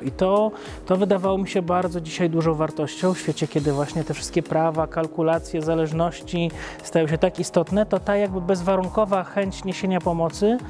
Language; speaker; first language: Polish; native; Polish